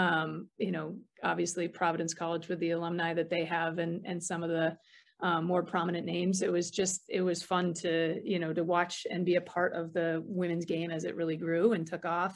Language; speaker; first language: English; native; English